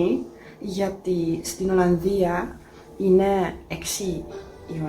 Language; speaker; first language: Greek; non-native, fluent; Dutch